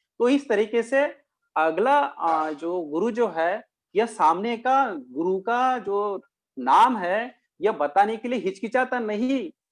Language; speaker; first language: Hindi; non-native, local second language; Marathi